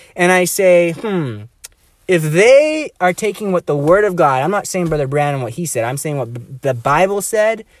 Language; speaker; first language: English; native; English